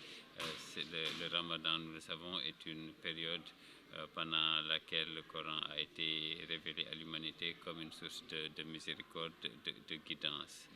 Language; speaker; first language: French; non-native, local second language; Wolof